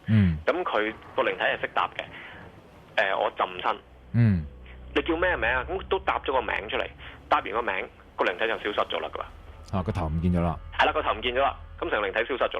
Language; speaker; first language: Cantonese; native; Cantonese